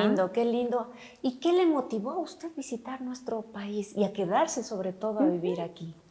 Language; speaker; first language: Spanish; native; Spanish